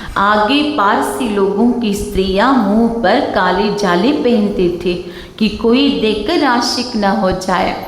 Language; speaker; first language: Hindi; non-native, local second language; Kannada